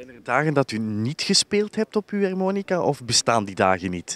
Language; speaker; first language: Dutch; native; Dutch